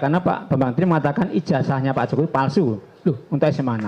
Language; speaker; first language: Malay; non-native, local second language; Javanese